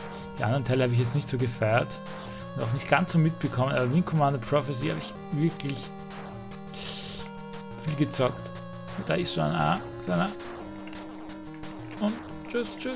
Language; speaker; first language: German; native; German